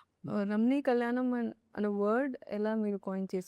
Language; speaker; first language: Telugu; native; Telugu